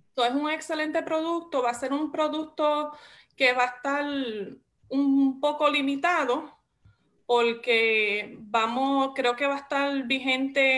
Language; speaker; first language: Spanish; early bilingual, heritage; Spanish